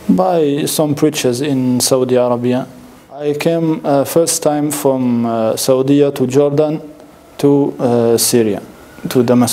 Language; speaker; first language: English; non-native, learner; French